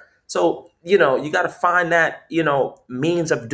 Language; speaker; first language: English; native; English